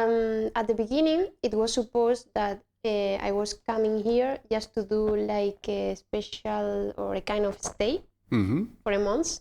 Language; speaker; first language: English; non-native, fluent; Spanish